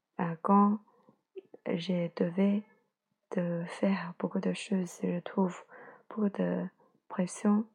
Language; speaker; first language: French; non-native, learner; Chinese